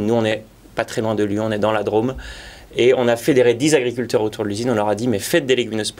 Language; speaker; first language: French; native; French